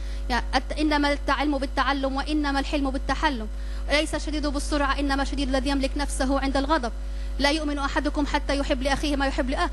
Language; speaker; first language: Arabic; native; Arabic